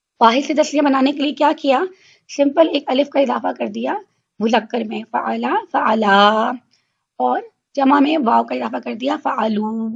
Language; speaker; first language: Urdu; native; Urdu